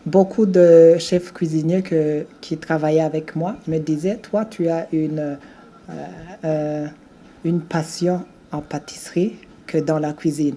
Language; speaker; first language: French; non-native, local second language; Rundi